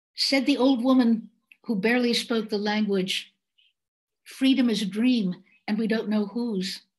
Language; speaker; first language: English; native; English